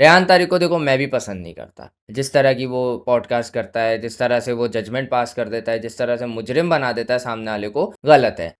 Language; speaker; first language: Urdu; native; Urdu